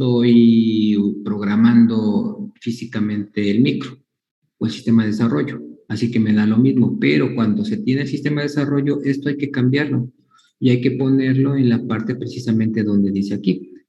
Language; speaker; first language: Spanish; native; Spanish